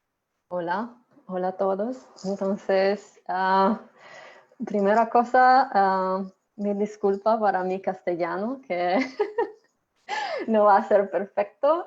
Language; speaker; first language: Spanish; non-native, fluent; Italian